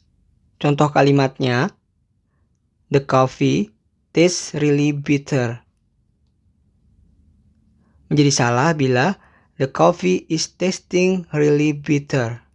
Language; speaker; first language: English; non-native, fluent; Indonesian